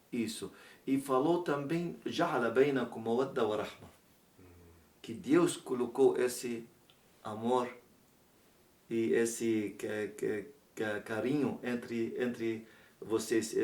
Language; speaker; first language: Portuguese; non-native, learner; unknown